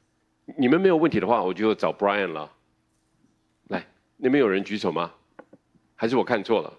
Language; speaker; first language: Chinese; native; Chinese